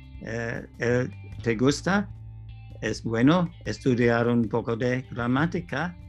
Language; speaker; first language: Spanish; non-native, learner; English